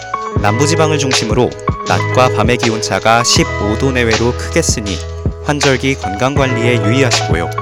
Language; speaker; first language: Korean; native; Korean